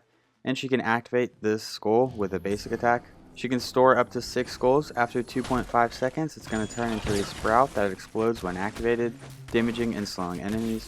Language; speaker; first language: English; native; English